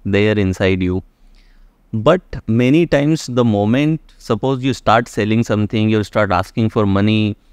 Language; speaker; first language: Hindi; native; Hindi